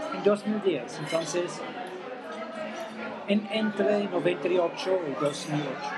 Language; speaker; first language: Spanish; non-native, fluent; English